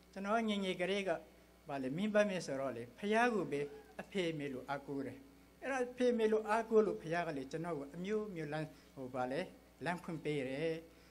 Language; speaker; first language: Burmese; non-native, local second language; Hakha Chin